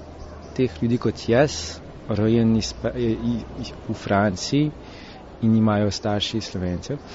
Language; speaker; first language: Slovenian; early bilingual, heritage; Slovenian